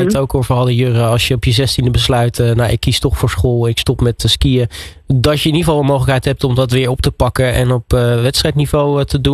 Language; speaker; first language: Dutch; native; Dutch